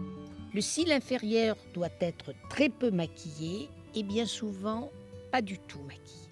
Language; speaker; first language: French; native; French